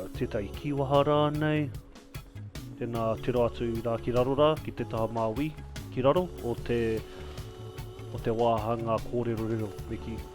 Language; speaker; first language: Māori; non-native, local second language; English